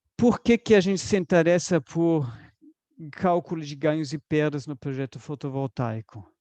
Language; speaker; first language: Portuguese; non-native, fluent; German